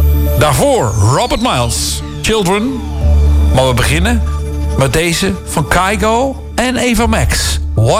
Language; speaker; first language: Dutch; native; Dutch